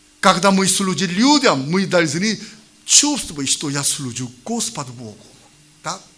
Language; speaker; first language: Russian; non-native, learner; Korean